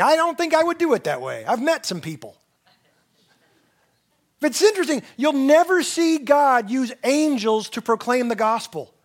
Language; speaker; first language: English; native; English